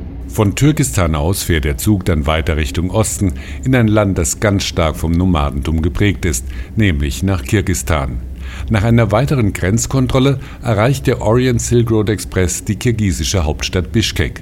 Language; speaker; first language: German; native; German